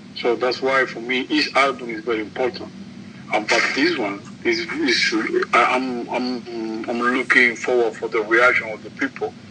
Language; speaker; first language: English; non-native, learner; Spanish